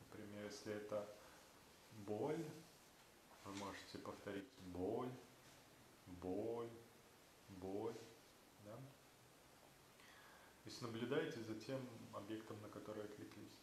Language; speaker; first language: Russian; native; Russian